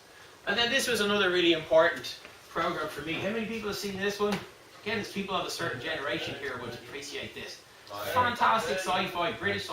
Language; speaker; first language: English; native; English